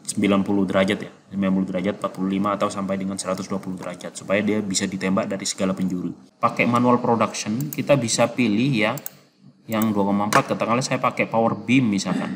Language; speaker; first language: Indonesian; native; Indonesian